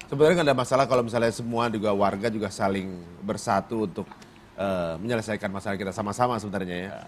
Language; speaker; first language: Indonesian; native; Indonesian